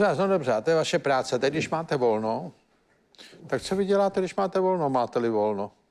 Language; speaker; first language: Czech; native; Czech